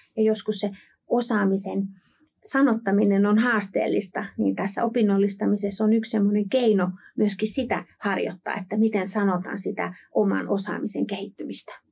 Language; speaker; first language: Finnish; native; Finnish